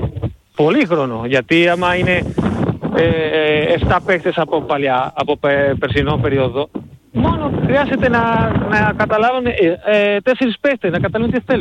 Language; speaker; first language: Greek; non-native, learner; Spanish